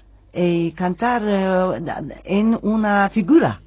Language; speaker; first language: Spanish; non-native, learner; Turkish